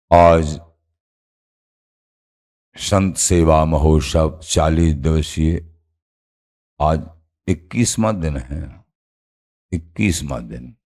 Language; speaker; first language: Hindi; native; Hindi